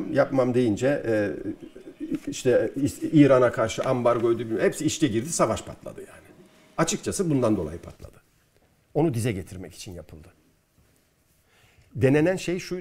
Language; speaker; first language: Turkish; native; Turkish